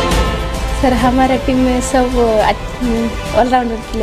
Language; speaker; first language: Hindi; non-native, local second language; Odia